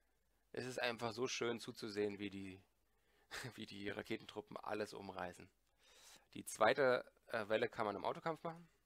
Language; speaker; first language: German; native; German